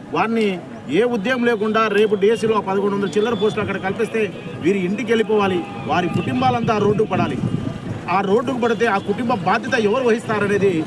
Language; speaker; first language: Telugu; non-native, local second language; Lambadi